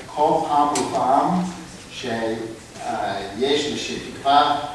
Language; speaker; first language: Hebrew; non-native, fluent; English